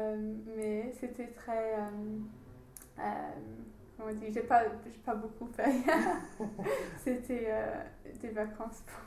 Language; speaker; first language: French; non-native, learner; English